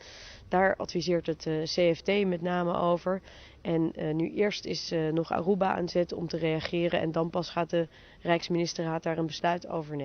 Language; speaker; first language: Dutch; native; Dutch